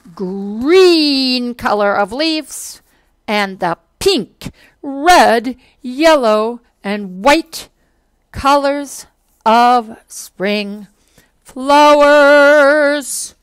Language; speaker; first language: English; native; English